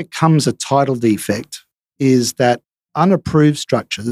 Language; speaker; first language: English; native; English